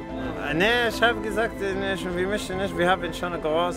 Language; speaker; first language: German; non-native, learner; Arabic